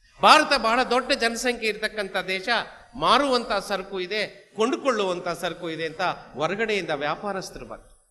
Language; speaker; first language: Kannada; non-native, local second language; Telugu